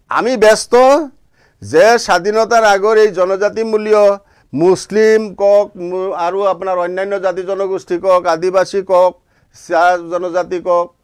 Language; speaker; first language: Assamese; non-native, local second language; Bangla